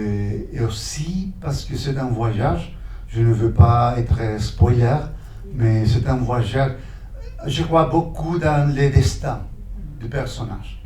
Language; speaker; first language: French; non-native, fluent; Spanish